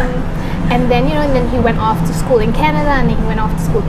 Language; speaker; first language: English; non-native, local second language; Malay